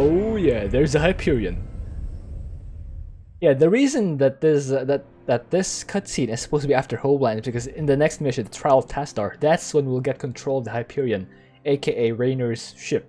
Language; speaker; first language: English; native; English